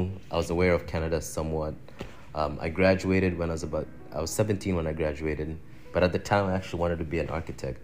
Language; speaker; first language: English; non-native, local second language; Swahili